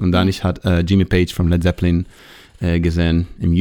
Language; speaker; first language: German; non-native, learner; Hebrew